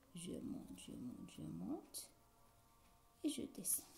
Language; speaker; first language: French; non-native, local second language; Arabic